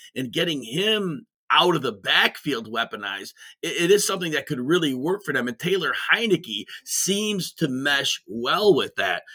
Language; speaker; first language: English; native; English